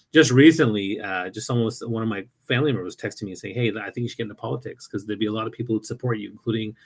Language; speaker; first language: English; native; English